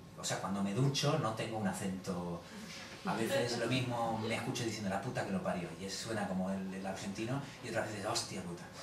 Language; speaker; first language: Spanish; native; Spanish